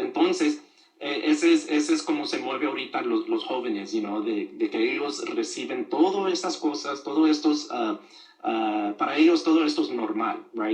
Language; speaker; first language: Spanish; early bilingual, other home language; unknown